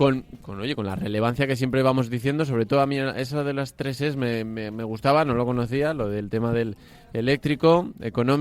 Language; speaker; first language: Spanish; native; Spanish